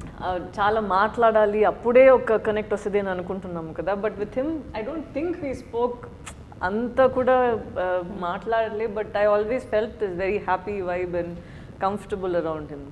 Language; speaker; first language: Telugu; non-native, local second language; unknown